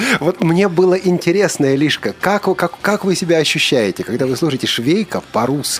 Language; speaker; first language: Russian; non-native, learner; Czech